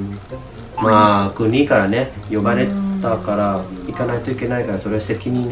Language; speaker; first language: Japanese; non-native, fluent; Vietnamese